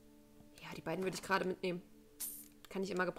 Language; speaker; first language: German; native; German